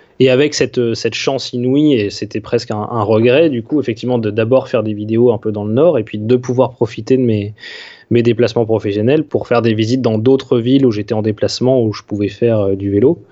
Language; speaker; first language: French; native; French